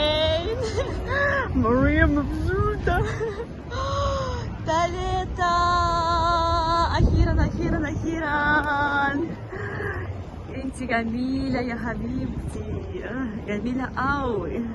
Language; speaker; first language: Arabic; non-native, learner; Russian